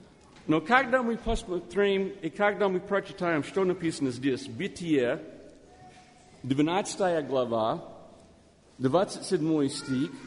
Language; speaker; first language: Russian; non-native, learner; English